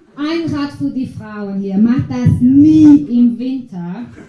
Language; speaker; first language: German; non-native, learner; Portuguese